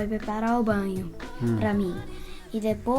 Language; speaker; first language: Portuguese; early bilingual, heritage; Portuguese